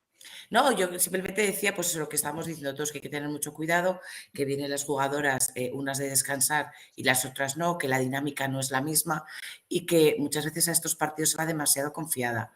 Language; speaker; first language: Spanish; native; Spanish